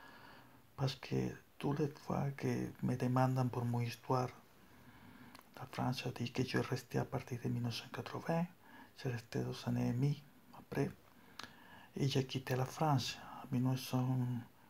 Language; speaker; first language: French; non-native, learner; Spanish